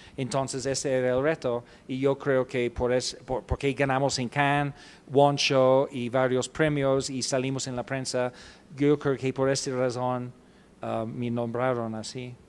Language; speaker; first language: Spanish; non-native, fluent; English